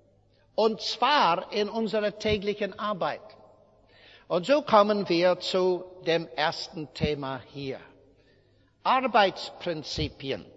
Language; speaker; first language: German; non-native, fluent; English